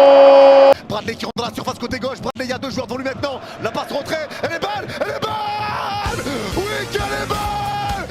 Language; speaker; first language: French; native; French